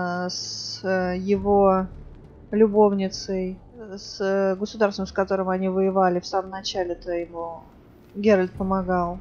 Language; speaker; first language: Russian; native; Russian